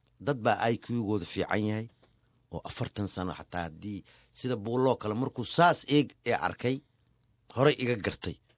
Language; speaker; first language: Somali; native; Somali